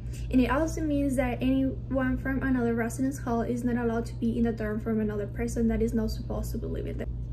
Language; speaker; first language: English; non-native, local second language; Spanish